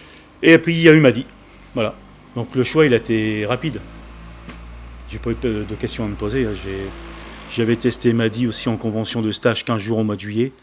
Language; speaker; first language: French; native; French